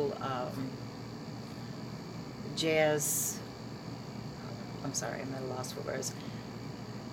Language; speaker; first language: English; native; English